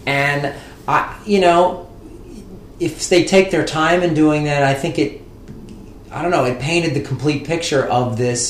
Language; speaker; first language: English; native; English